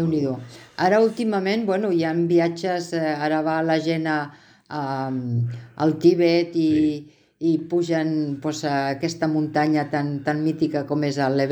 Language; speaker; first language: Catalan; native; Catalan